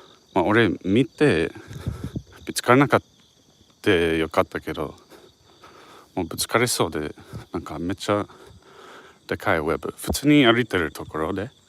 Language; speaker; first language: Japanese; non-native, fluent; English